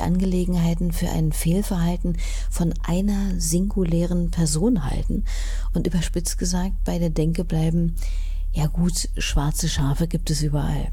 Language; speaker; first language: German; native; German